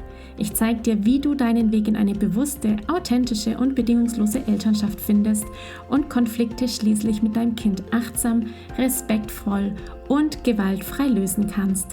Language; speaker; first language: German; native; German